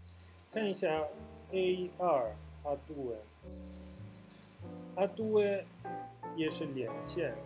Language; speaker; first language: Chinese; non-native, fluent; Italian